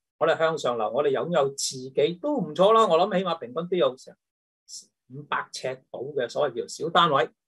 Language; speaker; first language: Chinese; non-native, local second language; Cantonese